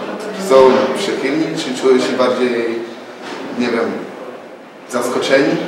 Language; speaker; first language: Polish; native; Polish